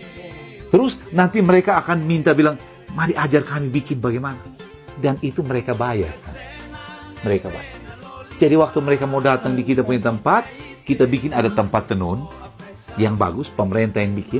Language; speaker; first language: Indonesian; non-native, local second language; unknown